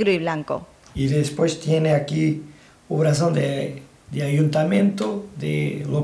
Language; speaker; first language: Spanish; non-native, learner; Portuguese